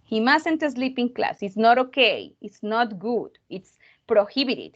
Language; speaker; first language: English; non-native, fluent; Spanish